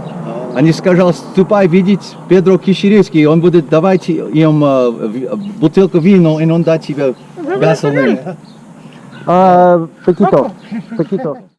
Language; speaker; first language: Russian; early bilingual, heritage; Russian